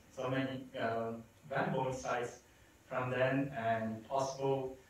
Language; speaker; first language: English; non-native, fluent; Portuguese